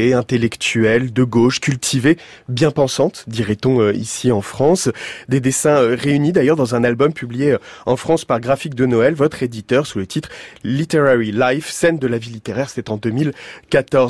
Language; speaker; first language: French; native; French